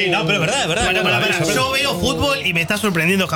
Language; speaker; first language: Spanish; native; Spanish